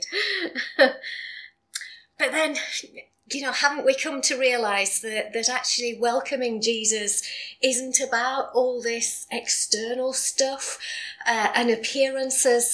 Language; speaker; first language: English; native; English